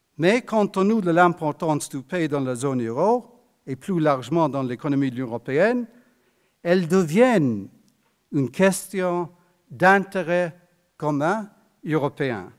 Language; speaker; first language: French; non-native, fluent; English